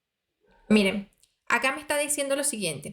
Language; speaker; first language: Spanish; native; Spanish